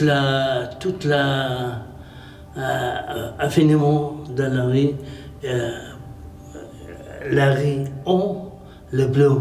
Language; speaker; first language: French; non-native, learner; Arabic